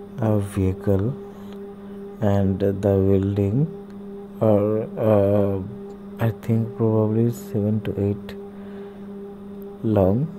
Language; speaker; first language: English; non-native, learner; Bangla